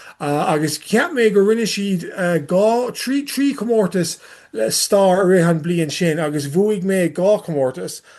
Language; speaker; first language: Irish; non-native, learner; English